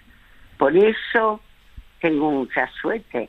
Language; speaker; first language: Spanish; early bilingual, other home language; French